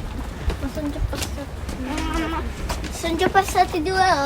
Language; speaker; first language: Italian; early bilingual, other home language; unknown